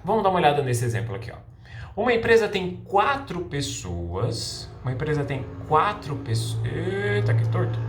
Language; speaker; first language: Portuguese; native; Portuguese